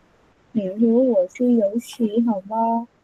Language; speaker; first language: Chinese; non-native, learner; Vietnamese